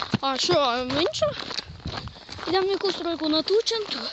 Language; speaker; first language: Ukrainian; native; Ukrainian